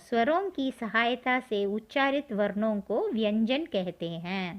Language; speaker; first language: Hindi; non-native, local second language; Tamil